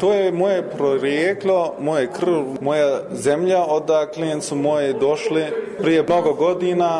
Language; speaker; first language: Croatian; early bilingual, heritage; Croatian